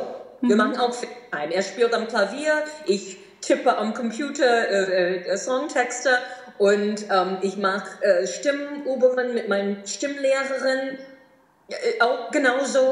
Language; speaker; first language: German; non-native, fluent; English